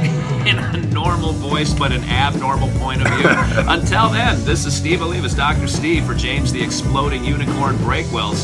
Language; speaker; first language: English; native; English